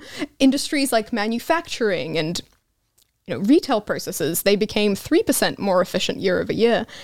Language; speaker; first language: English; non-native, fluent; Hebrew